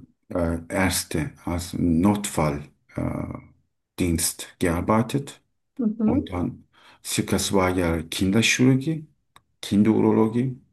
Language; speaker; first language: German; non-native, learner; Turkish